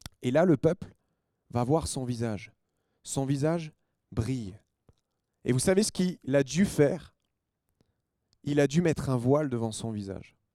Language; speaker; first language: French; native; French